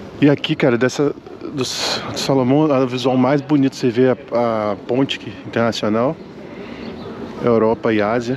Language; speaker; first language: Portuguese; native; Portuguese